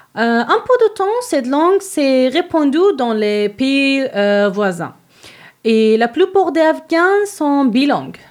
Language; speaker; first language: French; non-native, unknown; Persian